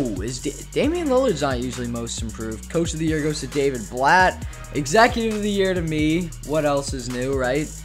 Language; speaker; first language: English; native; English